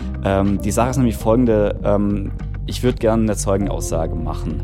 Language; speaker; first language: German; native; German